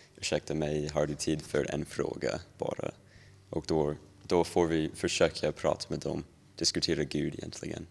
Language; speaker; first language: Swedish; non-native, learner; English